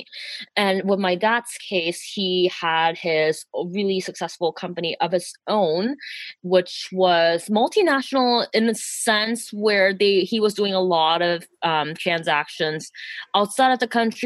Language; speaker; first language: English; native; English